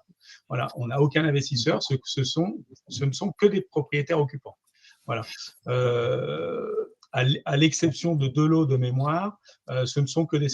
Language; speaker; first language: French; native; French